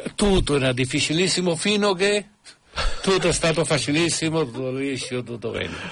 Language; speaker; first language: Italian; non-native, fluent; Catalan